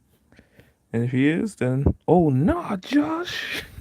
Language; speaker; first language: English; native; English